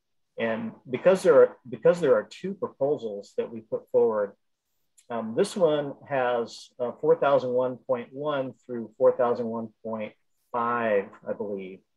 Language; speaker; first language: English; native; English